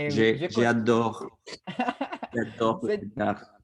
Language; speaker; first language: French; non-native, learner; Spanish